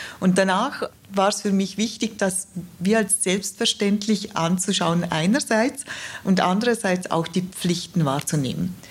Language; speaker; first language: German; native; German